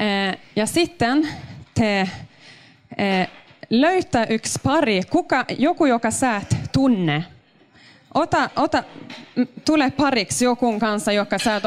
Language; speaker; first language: Finnish; non-native, local second language; Swedish